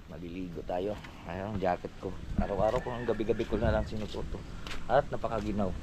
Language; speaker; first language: Filipino; non-native, local second language; Cebuano